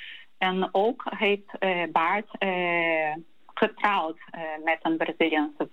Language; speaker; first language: Dutch; early bilingual, heritage; Portuguese